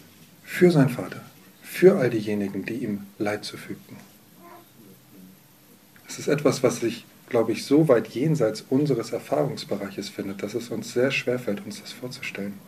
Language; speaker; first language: German; native; German